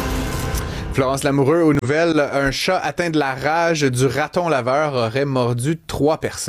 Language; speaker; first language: French; native; French